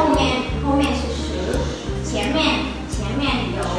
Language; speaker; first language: Chinese; non-native, learner; Vietnamese